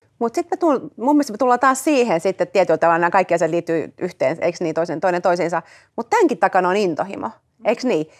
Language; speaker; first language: Finnish; early bilingual, other home language; Hebrew